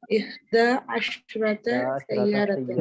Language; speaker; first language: Arabic; non-native, learner; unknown